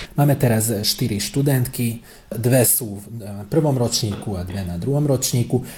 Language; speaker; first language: Slovak; early bilingual, heritage; Slovak